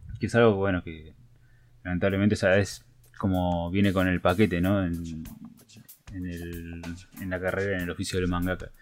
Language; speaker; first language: Spanish; native; Spanish